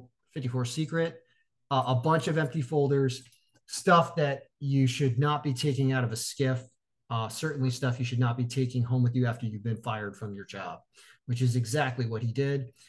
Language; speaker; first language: English; native; English